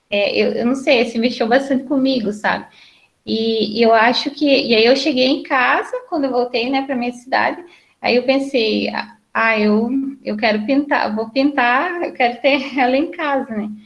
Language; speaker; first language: Portuguese; native; Portuguese